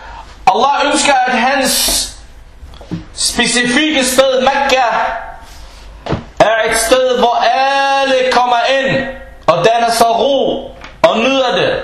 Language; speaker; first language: Danish; non-native, fluent; Arabic